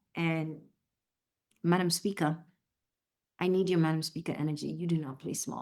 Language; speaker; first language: English; native; English